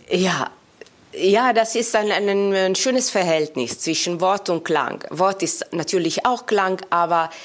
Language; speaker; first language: German; non-native, fluent; Italian